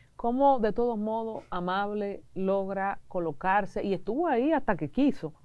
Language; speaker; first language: Spanish; native; Spanish